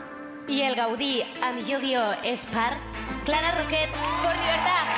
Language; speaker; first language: Catalan; native; Catalan